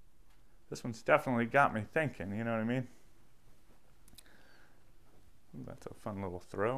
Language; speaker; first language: English; native; English